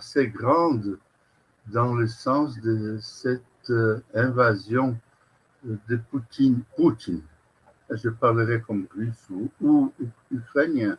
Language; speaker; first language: French; non-native, fluent; Portuguese